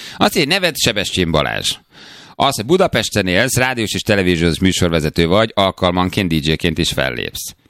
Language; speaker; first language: Hungarian; native; Hungarian